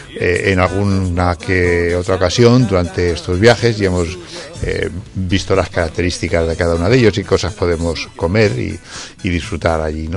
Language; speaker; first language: Spanish; native; Spanish